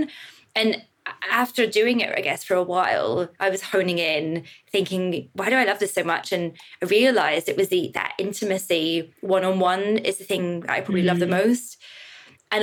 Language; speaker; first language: English; native; English